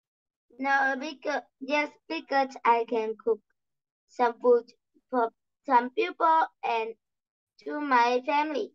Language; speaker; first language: English; non-native, learner; Vietnamese